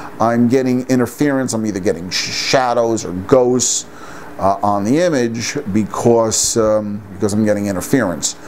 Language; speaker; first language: English; native; English